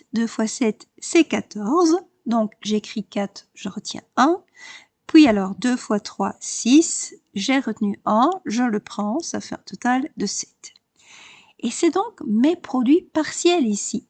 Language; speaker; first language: French; native; French